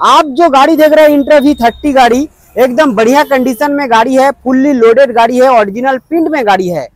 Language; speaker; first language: Hindi; non-native, local second language; Bangla